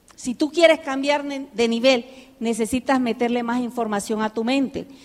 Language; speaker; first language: Spanish; early bilingual, heritage; Spanish